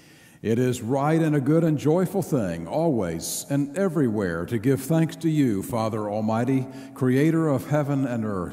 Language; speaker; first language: English; native; English